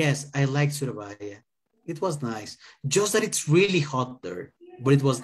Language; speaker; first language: English; non-native, fluent; Spanish